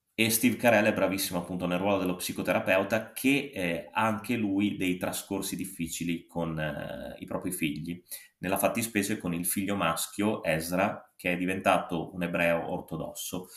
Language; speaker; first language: Italian; native; Italian